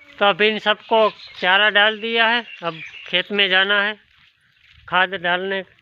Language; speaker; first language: Hindi; non-native, local second language; Gujarati